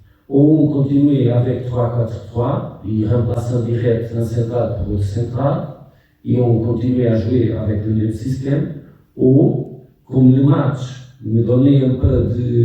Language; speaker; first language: French; non-native, fluent; Portuguese